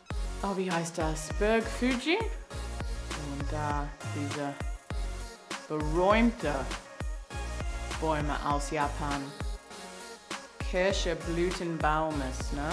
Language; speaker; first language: German; non-native, learner; English